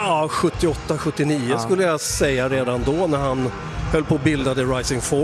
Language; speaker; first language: Swedish; native; Swedish